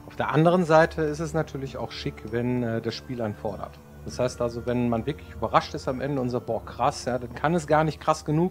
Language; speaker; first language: German; native; German